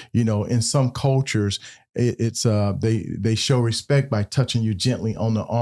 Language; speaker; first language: English; native; English